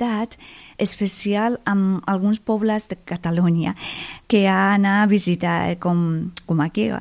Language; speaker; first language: Catalan; non-native, fluent; Persian